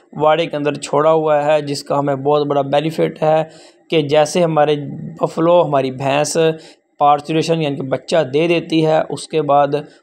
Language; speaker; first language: Urdu; non-native, local second language; Punjabi